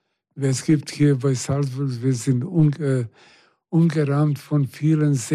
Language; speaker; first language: German; non-native, fluent; Serbian